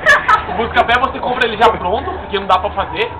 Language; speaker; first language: Portuguese; native; Portuguese